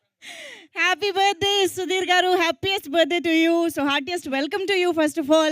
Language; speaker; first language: Telugu; native; Telugu